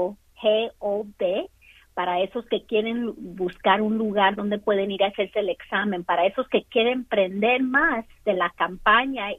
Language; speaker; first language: Spanish; early bilingual, other home language; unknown